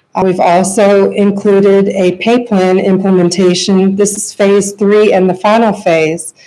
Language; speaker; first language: English; native; English